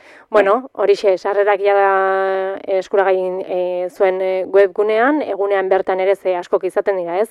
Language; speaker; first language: Basque; native; Basque